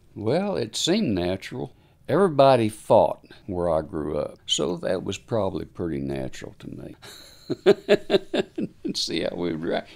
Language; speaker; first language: English; native; English